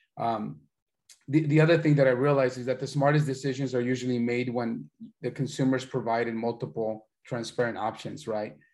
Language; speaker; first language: English; early bilingual, other home language; Spanish